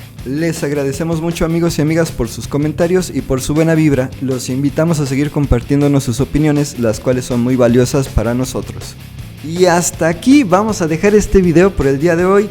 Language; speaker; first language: Spanish; native; Spanish